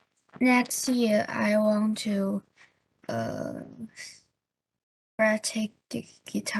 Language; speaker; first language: English; non-native, learner; Chinese